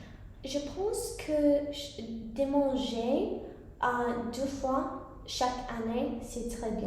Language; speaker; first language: French; non-native, learner; English